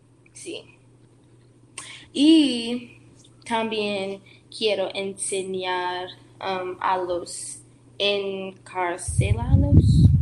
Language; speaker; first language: Spanish; non-native, learner; English